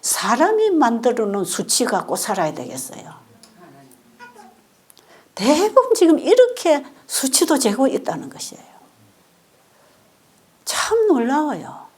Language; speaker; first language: Korean; native; Korean